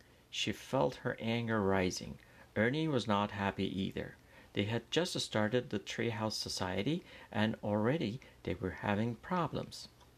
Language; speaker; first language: English; non-native, fluent; Persian